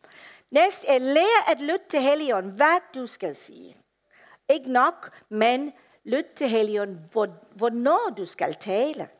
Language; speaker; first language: Danish; non-native, fluent; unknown